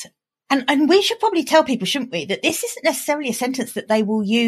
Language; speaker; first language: English; native; English